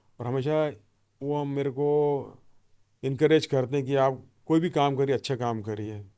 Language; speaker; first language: Hindi; native; Hindi